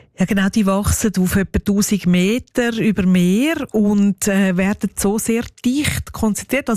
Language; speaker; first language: German; native; German